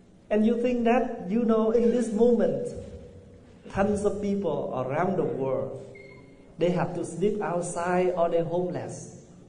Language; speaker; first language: English; non-native, fluent; Vietnamese